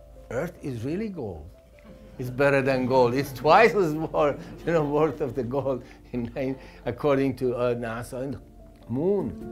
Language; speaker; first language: English; non-native, fluent; Persian